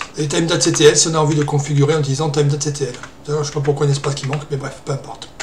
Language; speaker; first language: French; native; French